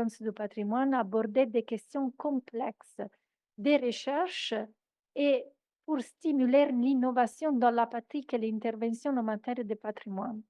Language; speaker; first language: French; non-native, fluent; Italian